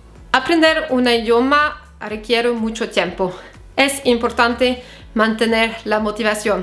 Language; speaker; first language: Spanish; non-native, fluent; French